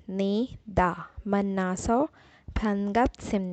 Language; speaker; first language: Korean; non-native, fluent; Urdu